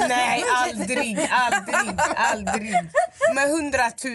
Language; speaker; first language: Swedish; non-native, local second language; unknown